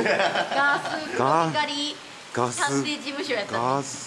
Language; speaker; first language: Japanese; native; Japanese